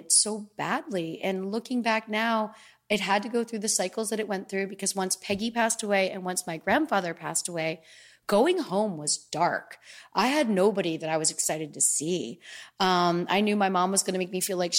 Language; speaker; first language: English; native; English